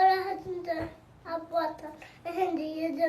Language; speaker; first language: Arabic; early bilingual, other home language; Amharic